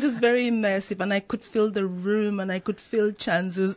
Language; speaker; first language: English; non-native, local second language; Swahili